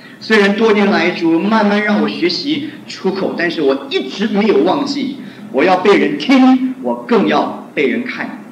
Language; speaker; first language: Chinese; non-native, local second language; Hakka Chinese